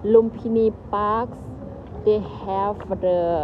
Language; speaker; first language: English; non-native, learner; Thai